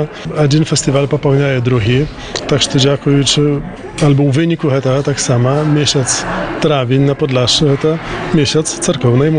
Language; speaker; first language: Russian; non-native, learner; Belarusian